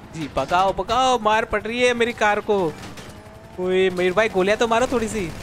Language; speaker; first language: Hindi; non-native, local second language; Gujarati